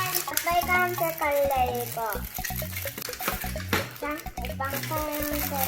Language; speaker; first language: Korean; native; Korean